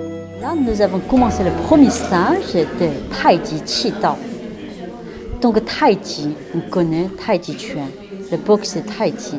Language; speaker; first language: French; non-native, fluent; Chinese